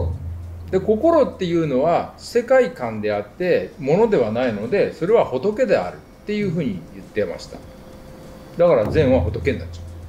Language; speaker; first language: Japanese; native; Japanese